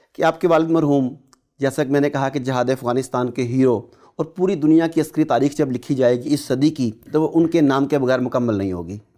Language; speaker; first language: Urdu; native; Urdu